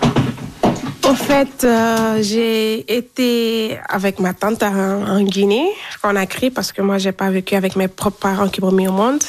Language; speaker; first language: French; non-native, local second language; Fula